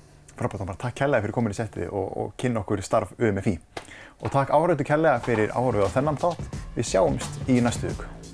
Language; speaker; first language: Icelandic; native; Icelandic